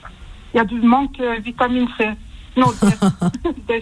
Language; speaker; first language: French; early bilingual, heritage; French